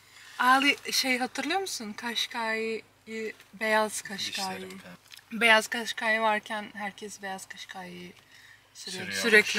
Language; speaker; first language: Turkish; non-native, fluent; Bosnian